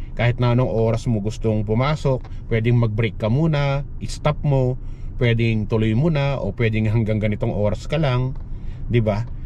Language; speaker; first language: Filipino; native; Filipino